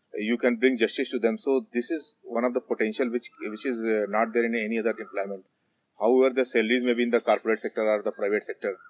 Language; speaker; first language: English; non-native, local second language; Hindi